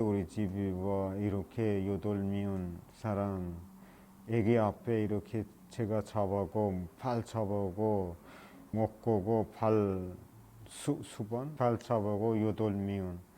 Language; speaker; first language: Korean; non-native, learner; Persian